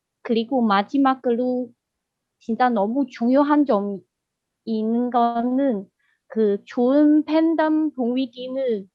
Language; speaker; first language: Korean; non-native, learner; Chinese